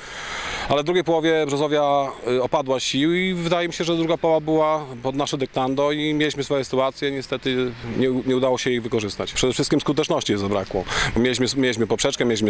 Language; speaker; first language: Polish; native; Polish